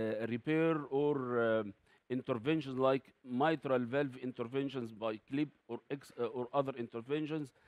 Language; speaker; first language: English; non-native, fluent; Arabic